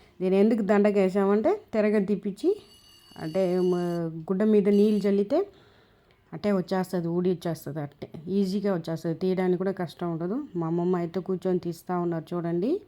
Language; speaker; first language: Telugu; non-native, local second language; Tamil